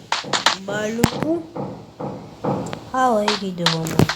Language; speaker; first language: French; native; French